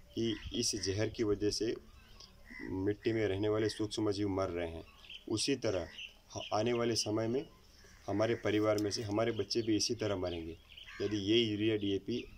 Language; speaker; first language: Hindi; non-native, local second language; Gujarati